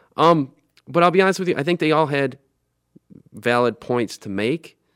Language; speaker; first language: English; native; English